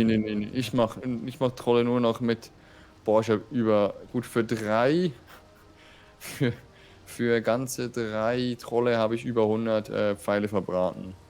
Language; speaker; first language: German; native; German